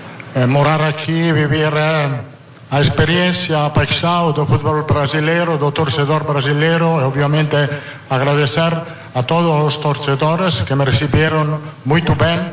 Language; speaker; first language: Portuguese; non-native, fluent; Italian